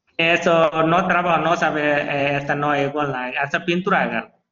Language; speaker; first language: Spanish; non-native, learner; Bangla